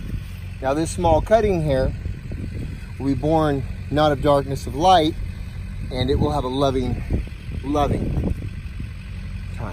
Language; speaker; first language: English; native; English